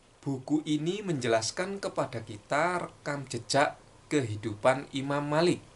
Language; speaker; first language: Indonesian; native; Indonesian